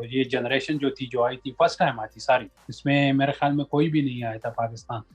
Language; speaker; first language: Urdu; non-native, local second language; Pashto